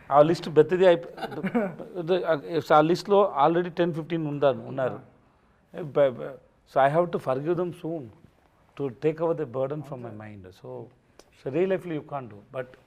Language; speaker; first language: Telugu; non-native, learner; Tamil